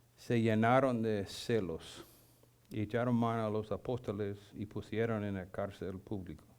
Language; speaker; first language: Spanish; non-native, fluent; English